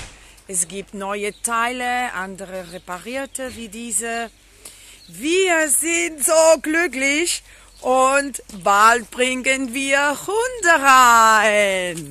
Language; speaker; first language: German; non-native, learner; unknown